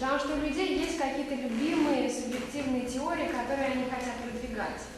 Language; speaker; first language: Russian; native; Russian